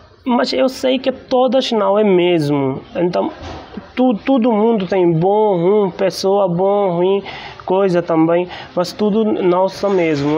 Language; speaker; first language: Portuguese; non-native, learner; Hindi